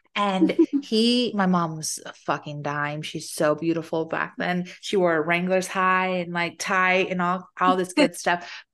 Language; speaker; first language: English; native; English